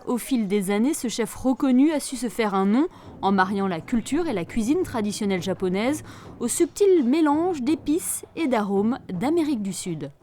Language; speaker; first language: French; native; French